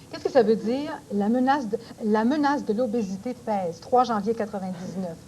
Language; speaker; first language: French; native; French